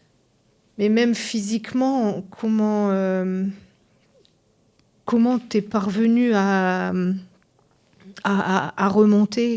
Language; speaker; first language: French; native; French